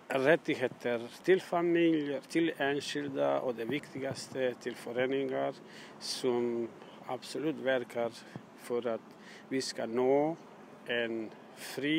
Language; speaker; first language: Swedish; non-native, learner; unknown